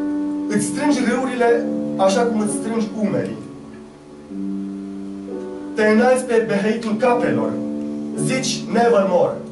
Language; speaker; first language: Romanian; native; Romanian